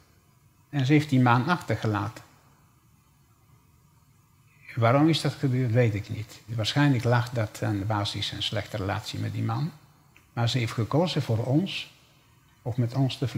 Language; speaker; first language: Dutch; non-native, fluent; Polish